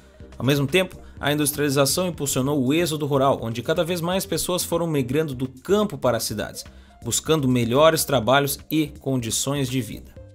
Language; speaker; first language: Portuguese; native; Portuguese